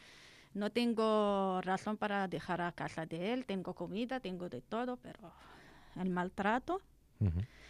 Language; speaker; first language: Spanish; non-native, learner; Arabic